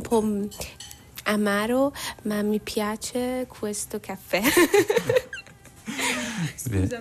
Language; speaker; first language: Italian; non-native, learner; Persian